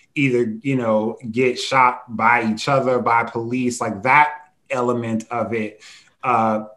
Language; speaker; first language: English; native; English